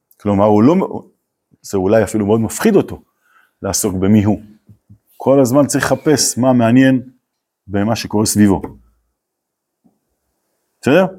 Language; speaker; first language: Hebrew; native; Hebrew